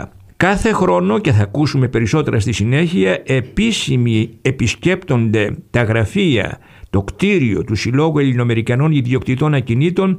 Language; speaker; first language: Greek; native; Greek